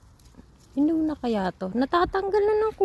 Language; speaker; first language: Filipino; native; Filipino